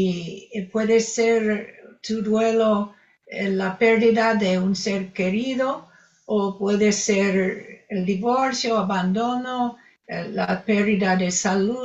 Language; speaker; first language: Spanish; non-native, fluent; English